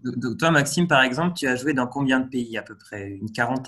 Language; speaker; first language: French; native; French